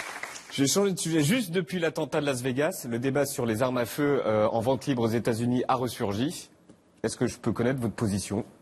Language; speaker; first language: French; native; French